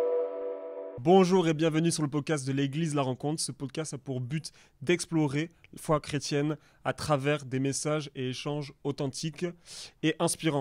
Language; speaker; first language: French; native; French